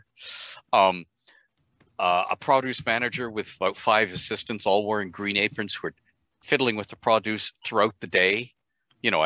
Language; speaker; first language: English; native; English